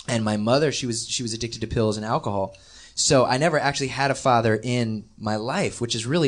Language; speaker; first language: English; native; English